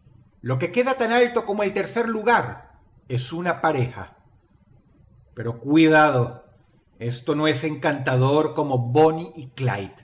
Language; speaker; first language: Spanish; native; Spanish